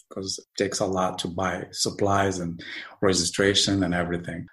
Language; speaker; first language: English; non-native, fluent; Arabic